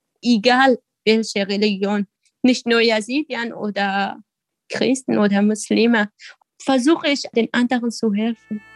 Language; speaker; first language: German; non-native, learner; Kurdish